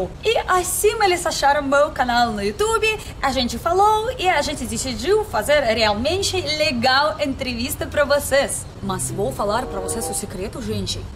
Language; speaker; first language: Portuguese; non-native, fluent; Russian